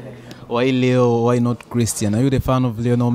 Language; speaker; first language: English; non-native, local second language; Swahili